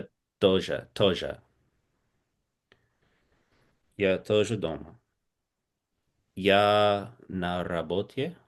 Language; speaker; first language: Russian; non-native, learner; English